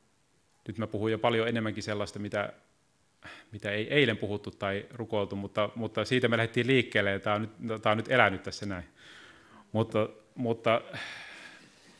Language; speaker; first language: Finnish; native; Finnish